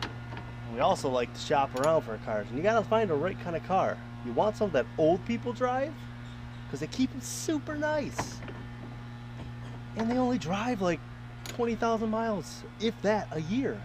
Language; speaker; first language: English; native; English